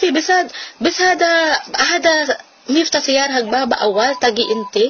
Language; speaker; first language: Arabic; non-native, learner; Filipino